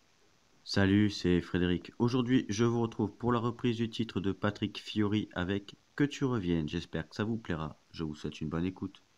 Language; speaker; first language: French; native; French